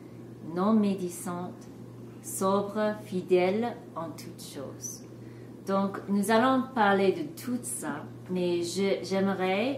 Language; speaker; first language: French; non-native, fluent; English